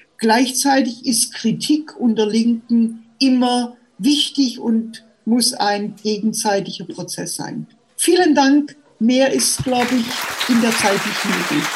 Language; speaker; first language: German; native; German